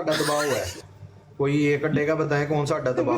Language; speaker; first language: Hindi; non-native, local second language; Punjabi